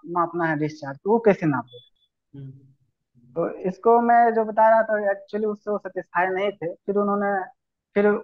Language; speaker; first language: Hindi; native; Hindi